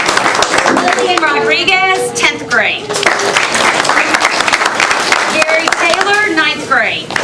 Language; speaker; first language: English; native; English